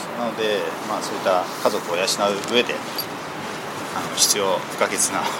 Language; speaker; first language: Japanese; early bilingual, other home language; Chinese